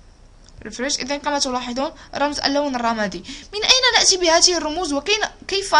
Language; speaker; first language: Arabic; native; Arabic